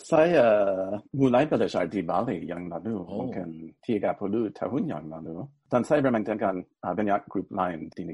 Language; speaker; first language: Indonesian; non-native, learner; English